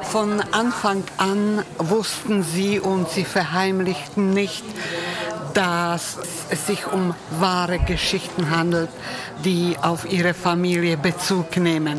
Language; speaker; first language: German; non-native, fluent; Czech